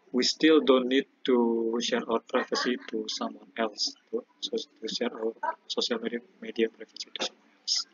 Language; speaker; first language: English; non-native, learner; Indonesian